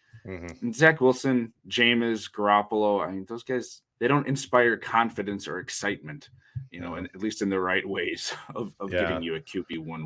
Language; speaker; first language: English; native; English